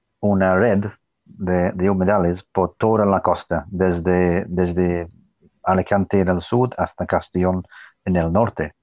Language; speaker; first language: Spanish; non-native, fluent; English